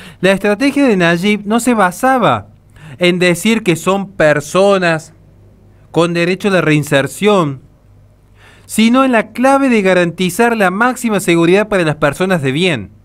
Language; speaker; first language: Spanish; native; Spanish